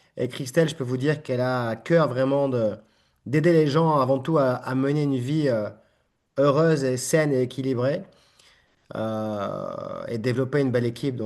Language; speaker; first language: French; native; French